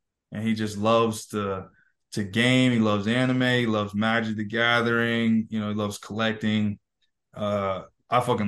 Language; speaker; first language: English; native; English